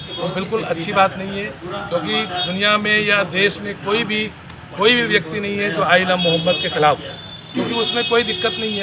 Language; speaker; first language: Hindi; native; Hindi